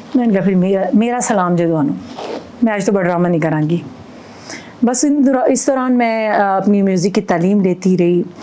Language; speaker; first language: Urdu; non-native, local second language; Punjabi